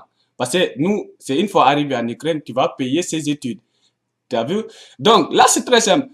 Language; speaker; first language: French; non-native, local second language; Arabic